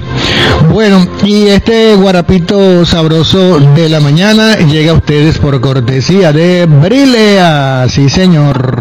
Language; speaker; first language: Spanish; native; Spanish